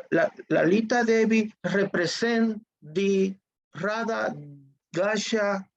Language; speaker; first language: English; non-native, learner; Spanish